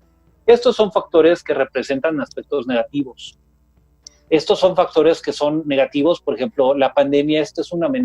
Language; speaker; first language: Spanish; native; Spanish